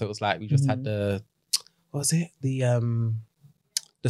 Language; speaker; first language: English; native; English